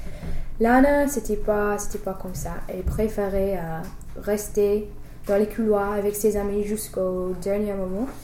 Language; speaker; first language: French; non-native, fluent; English